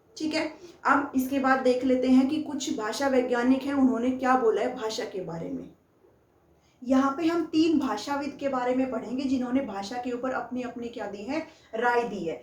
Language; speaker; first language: Hindi; native; Hindi